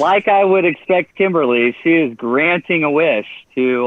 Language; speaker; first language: English; native; English